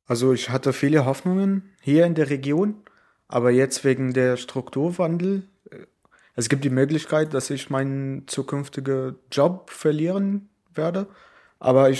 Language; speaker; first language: German; non-native, fluent; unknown